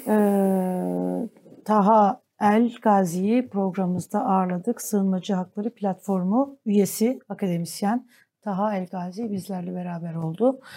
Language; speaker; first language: Turkish; native; Turkish